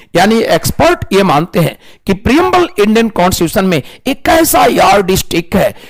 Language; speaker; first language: Hindi; native; Hindi